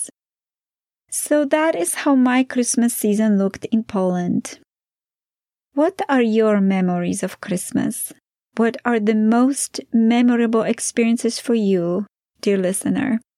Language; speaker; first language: English; non-native, fluent; Polish